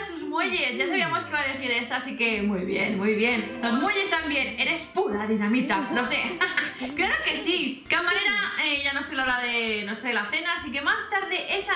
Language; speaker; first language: Spanish; native; Spanish